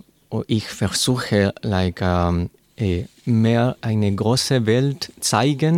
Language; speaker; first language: German; non-native, learner; Spanish